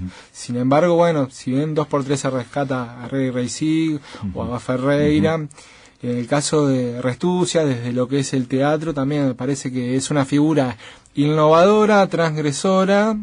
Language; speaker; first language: Spanish; native; Spanish